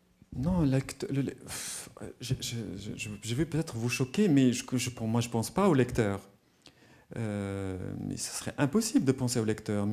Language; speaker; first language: French; non-native, local second language; Arabic